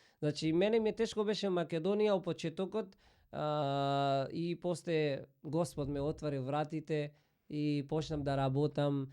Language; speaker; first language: Macedonian; non-native, fluent; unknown